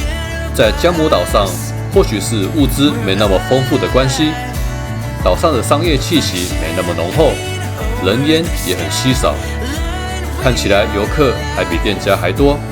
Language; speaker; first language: Chinese; native; Chinese